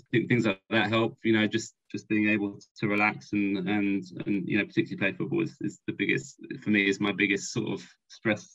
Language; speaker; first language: English; native; English